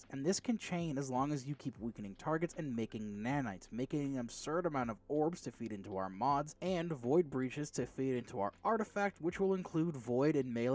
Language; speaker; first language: English; native; English